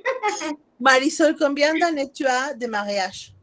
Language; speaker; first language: French; non-native, fluent; Spanish